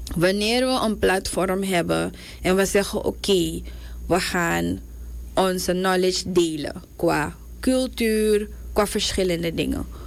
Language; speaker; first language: Dutch; native; Dutch